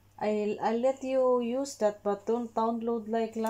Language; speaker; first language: English; non-native, learner; Cebuano